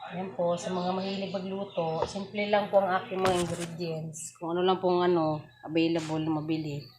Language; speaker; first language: Filipino; non-native, local second language; Cebuano